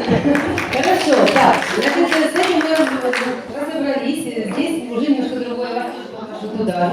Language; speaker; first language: Russian; native; Russian